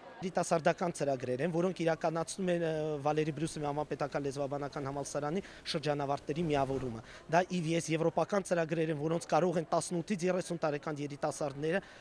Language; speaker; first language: Armenian; native; Armenian